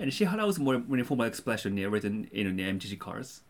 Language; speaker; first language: English; non-native, fluent; Japanese